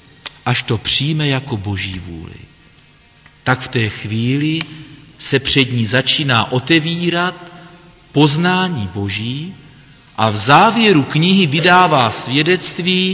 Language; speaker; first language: Czech; native; Czech